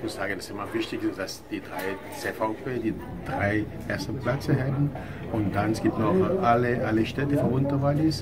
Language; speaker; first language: German; non-native, local second language; French